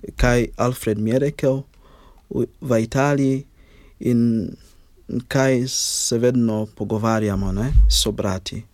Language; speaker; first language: Slovenian; non-native, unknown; Ganda